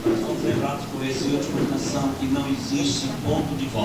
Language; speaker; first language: Portuguese; native; Portuguese